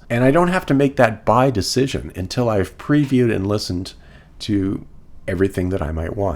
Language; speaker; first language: English; native; English